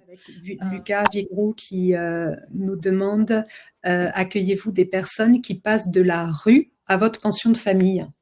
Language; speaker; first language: French; native; French